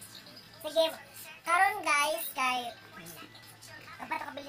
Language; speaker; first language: Cebuano; native; Cebuano